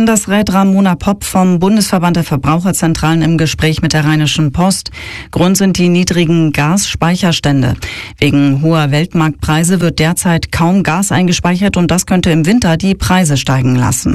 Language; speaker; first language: German; native; German